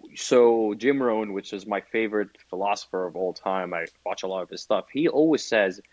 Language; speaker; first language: English; non-native, fluent; Arabic